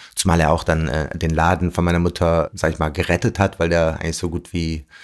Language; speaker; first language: German; early bilingual, other home language; Arabic